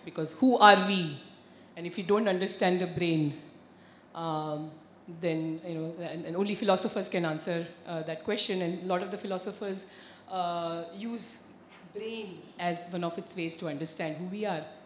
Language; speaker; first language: English; non-native, local second language; Marathi